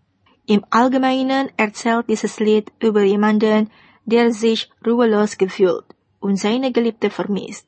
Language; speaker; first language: German; non-native, fluent; Indonesian